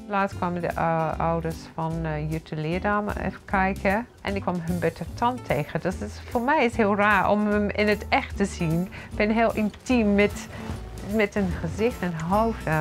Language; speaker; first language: Dutch; non-native, fluent; English